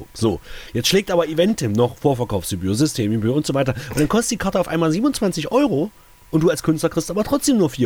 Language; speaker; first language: German; native; German